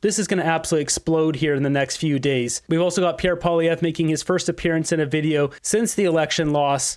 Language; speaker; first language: English; native; English